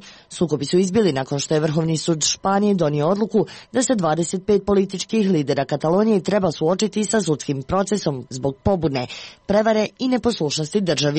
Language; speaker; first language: Croatian; native; Croatian